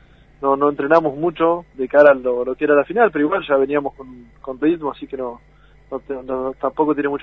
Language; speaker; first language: Spanish; native; Spanish